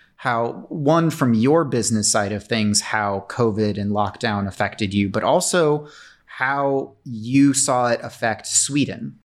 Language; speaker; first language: English; native; English